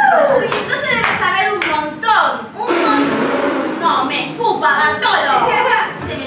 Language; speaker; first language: Spanish; native; Spanish